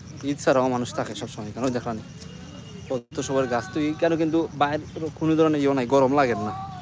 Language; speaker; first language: Bangla; native; Bangla